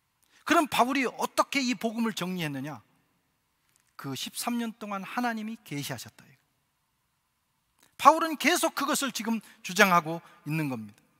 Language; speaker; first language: Korean; native; Korean